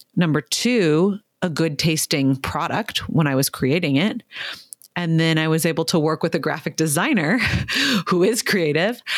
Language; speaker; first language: English; native; English